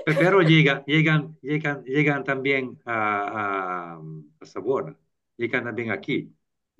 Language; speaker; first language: Spanish; non-native, learner; Italian